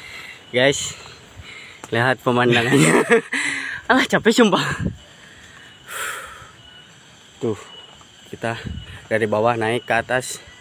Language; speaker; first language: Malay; non-native, local second language; Sundanese